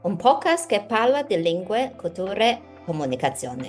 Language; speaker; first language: Italian; non-native, learner; Chinese